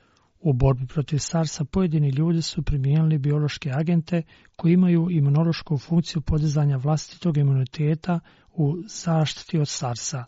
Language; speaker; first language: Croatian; non-native, fluent; Chinese